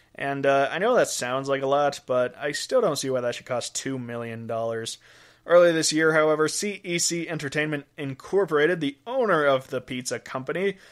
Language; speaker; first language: English; native; English